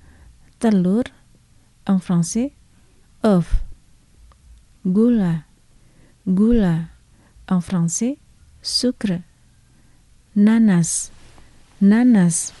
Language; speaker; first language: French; non-native, fluent; Indonesian